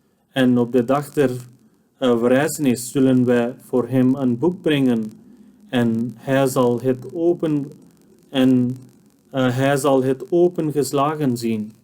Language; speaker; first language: Dutch; non-native, fluent; Urdu